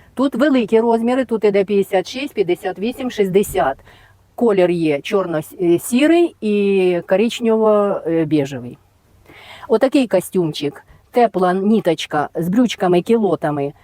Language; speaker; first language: Ukrainian; native; Ukrainian